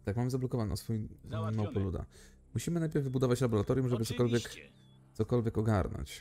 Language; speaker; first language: Polish; native; Polish